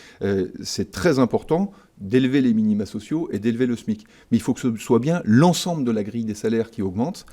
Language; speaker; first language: French; native; French